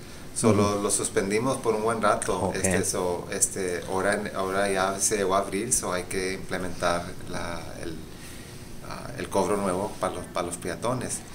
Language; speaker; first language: Spanish; early bilingual, heritage; Spanish